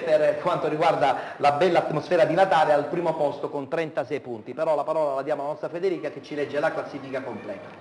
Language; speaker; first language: Italian; native; Italian